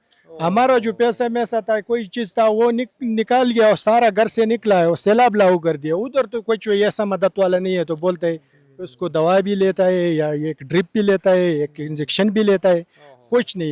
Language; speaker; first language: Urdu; non-native, local second language; Pashto